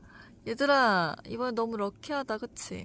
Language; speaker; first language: Korean; native; Korean